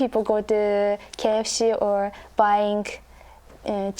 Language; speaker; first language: English; non-native, learner; Japanese